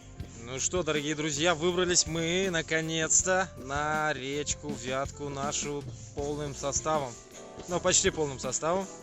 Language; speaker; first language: Russian; native; Russian